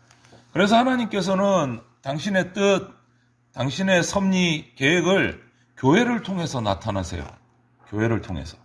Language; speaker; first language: Korean; native; Korean